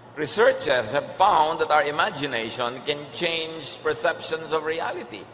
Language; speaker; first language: English; non-native, local second language; Filipino